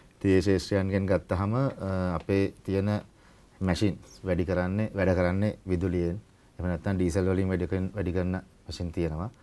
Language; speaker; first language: Sinhala; native; Sinhala